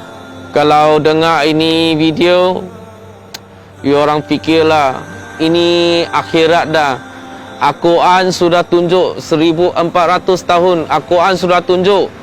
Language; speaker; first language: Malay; non-native, local second language; Chinese